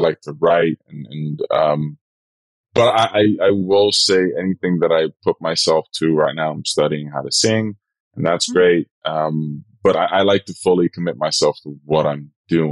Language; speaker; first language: English; non-native, fluent; Dutch